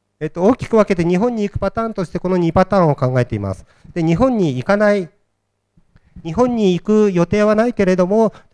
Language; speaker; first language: Japanese; native; Japanese